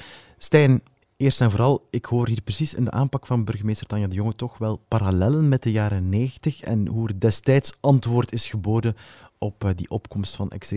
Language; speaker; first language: Dutch; native; Dutch